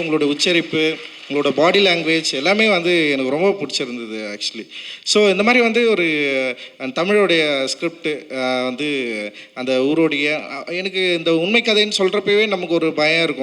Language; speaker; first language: Tamil; native; Tamil